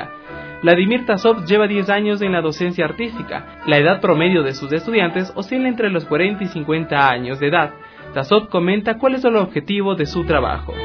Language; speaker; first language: Spanish; native; Spanish